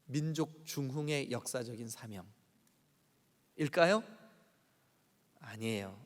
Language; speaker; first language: Korean; native; Korean